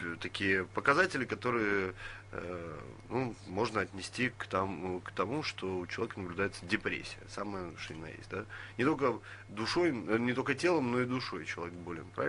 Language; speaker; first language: Russian; native; Russian